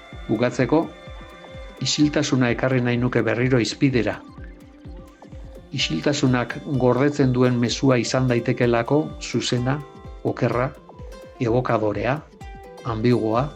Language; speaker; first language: Basque; native; Basque